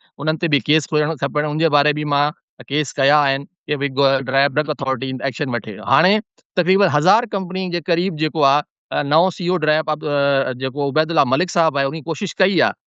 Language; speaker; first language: Sindhi; non-native, local second language; Urdu